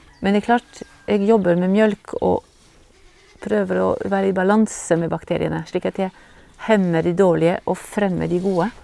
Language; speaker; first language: Norwegian; non-native, fluent; French